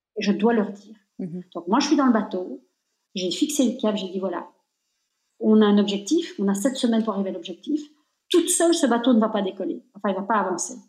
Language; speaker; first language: French; native; French